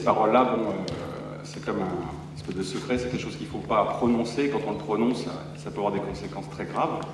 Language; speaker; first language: French; native; French